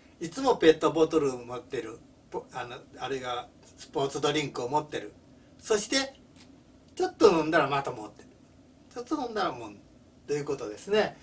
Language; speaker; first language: Japanese; native; Japanese